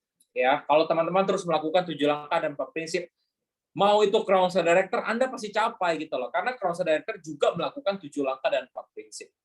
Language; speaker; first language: Indonesian; native; Indonesian